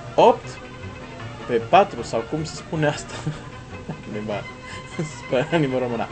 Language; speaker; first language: Romanian; non-native, learner; Portuguese